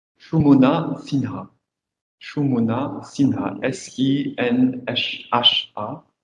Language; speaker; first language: French; non-native, local second language; Arabic